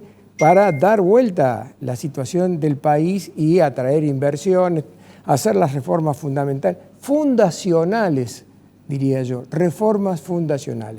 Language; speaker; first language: Spanish; native; Spanish